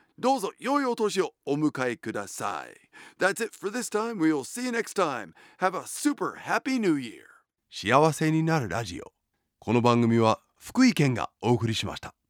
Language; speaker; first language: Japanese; non-native, fluent; English